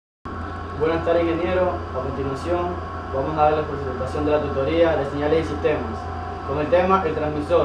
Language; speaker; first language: Spanish; native; Spanish